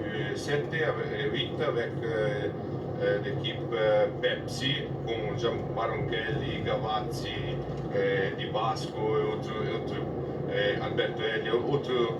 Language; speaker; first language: French; non-native, learner; Italian